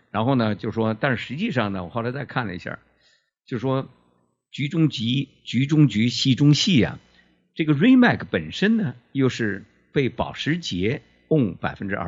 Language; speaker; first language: Chinese; native; Chinese